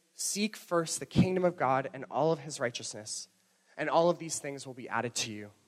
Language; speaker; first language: English; native; English